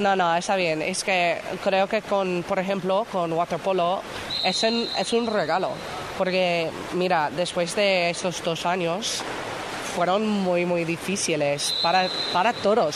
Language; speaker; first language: Spanish; non-native, fluent; English